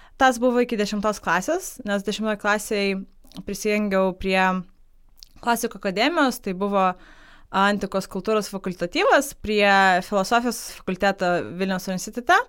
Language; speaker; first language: Lithuanian; non-native, local second language; Polish